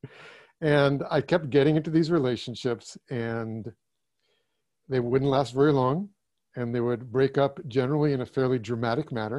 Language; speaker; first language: English; early bilingual, other home language; German